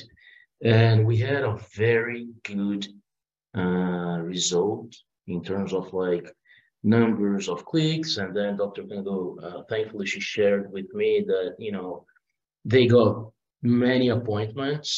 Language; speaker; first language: English; non-native, fluent; Portuguese